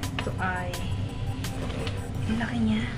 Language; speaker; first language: Filipino; native; Filipino